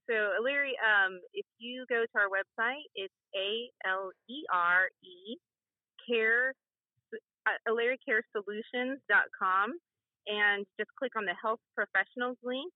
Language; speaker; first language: English; native; English